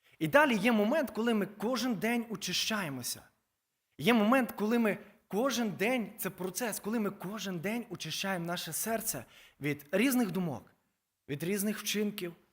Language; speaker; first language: Ukrainian; native; Ukrainian